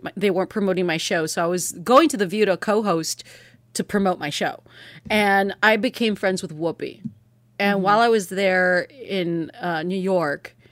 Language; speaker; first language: English; early bilingual, other home language; Spanish